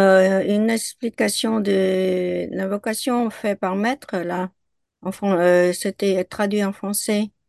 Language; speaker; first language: French; non-native, fluent; Vietnamese